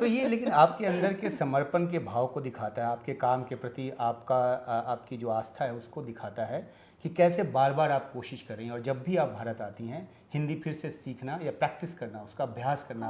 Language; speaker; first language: Hindi; native; Hindi